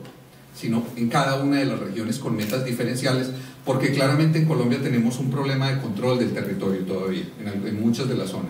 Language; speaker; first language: Spanish; native; Spanish